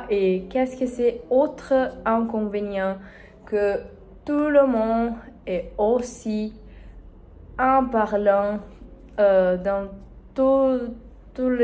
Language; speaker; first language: French; non-native, learner; Spanish